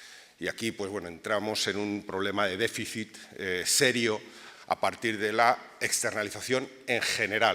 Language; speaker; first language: Spanish; native; Spanish